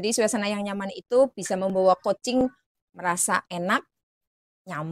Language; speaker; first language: Indonesian; native; Indonesian